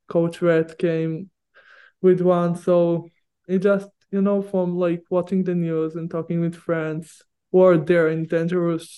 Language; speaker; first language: English; non-native, fluent; Hebrew